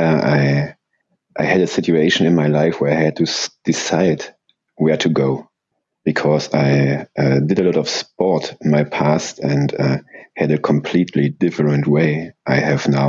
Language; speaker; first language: English; non-native, fluent; German